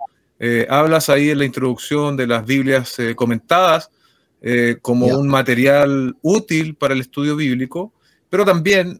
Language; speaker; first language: Spanish; native; Spanish